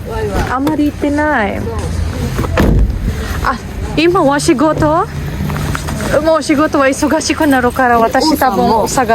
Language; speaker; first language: Japanese; non-native, learner; Filipino